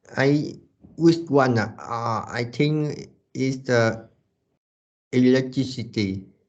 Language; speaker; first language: English; non-native, learner; Vietnamese